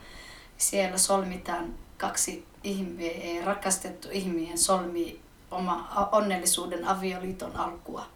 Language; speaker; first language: Finnish; early bilingual, other home language; Somali